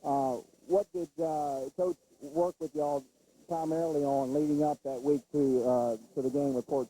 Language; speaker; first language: English; native; English